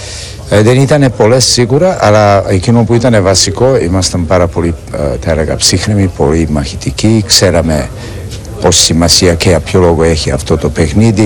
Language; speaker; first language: Greek; non-native, fluent; Serbian